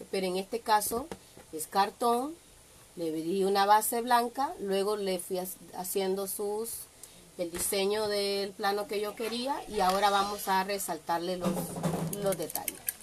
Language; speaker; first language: Spanish; native; Spanish